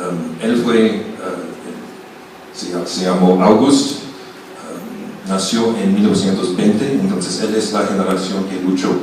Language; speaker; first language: Spanish; non-native, fluent; German